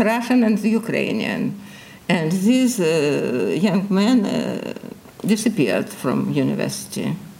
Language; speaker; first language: English; non-native, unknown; Russian